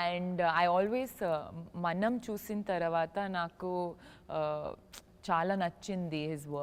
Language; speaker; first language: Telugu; non-native, learner; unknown